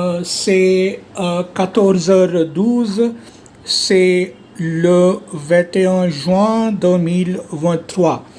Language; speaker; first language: French; non-native, fluent; Hindi